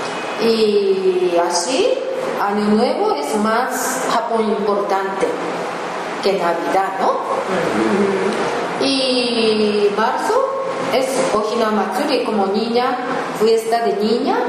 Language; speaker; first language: Spanish; non-native, learner; Japanese